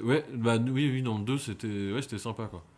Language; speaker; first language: French; native; French